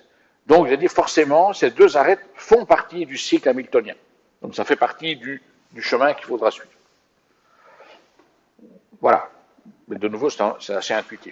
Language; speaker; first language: French; native; French